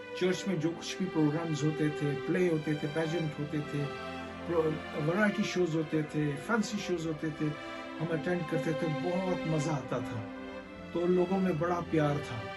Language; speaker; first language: Urdu; native; Urdu